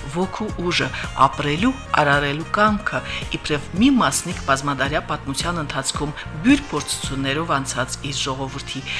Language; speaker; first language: Armenian; native; Armenian